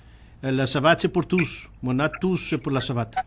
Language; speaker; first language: French; non-native, learner; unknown